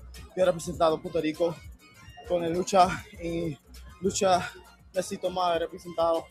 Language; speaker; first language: Spanish; non-native, learner; English